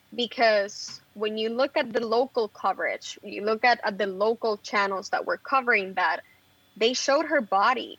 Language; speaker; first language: English; non-native, fluent; Spanish